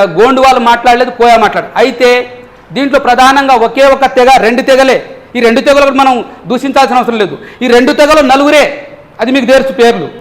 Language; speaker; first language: Telugu; non-native, local second language; Lambadi